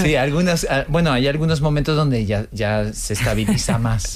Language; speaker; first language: Spanish; non-native, fluent; French